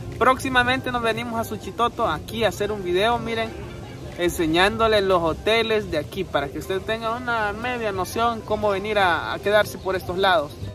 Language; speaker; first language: Spanish; native; Spanish